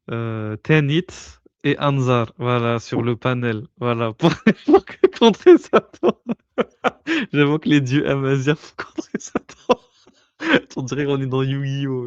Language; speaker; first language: French; native; French